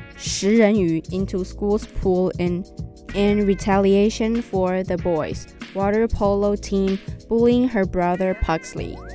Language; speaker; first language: English; non-native, fluent; Chinese